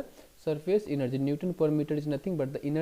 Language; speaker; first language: English; non-native, local second language; Hindi